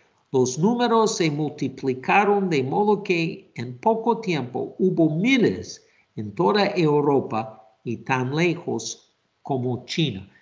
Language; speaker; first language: Spanish; non-native, fluent; English